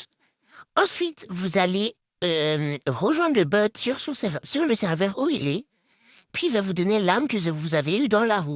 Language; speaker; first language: French; native; French